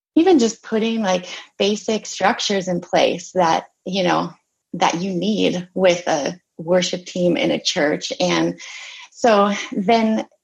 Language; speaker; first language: English; native; English